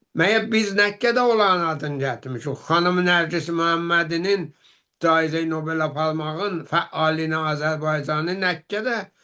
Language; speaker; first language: Azerbaijani; native; Azerbaijani